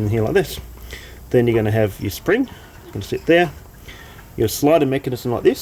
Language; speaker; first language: English; native; English